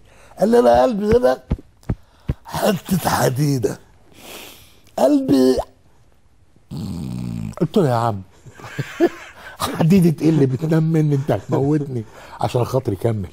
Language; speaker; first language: Arabic; native; Arabic